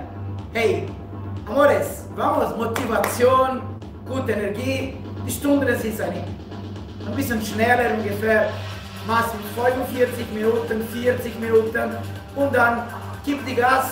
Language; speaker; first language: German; non-native, learner; Spanish